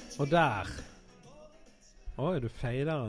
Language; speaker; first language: Norwegian; native; Norwegian